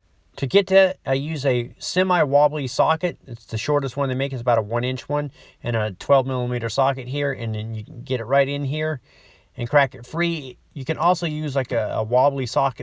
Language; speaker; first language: English; native; English